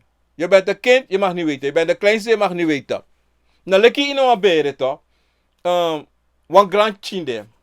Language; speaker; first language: Dutch; non-native, local second language; Sranan Tongo